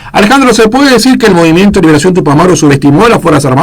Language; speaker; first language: Spanish; native; Spanish